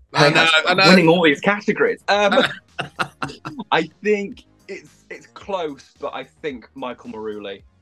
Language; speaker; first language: English; native; English